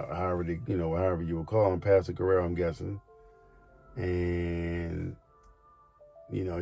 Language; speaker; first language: English; native; English